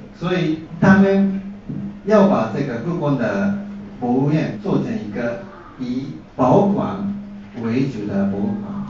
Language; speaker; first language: Chinese; non-native, fluent; Japanese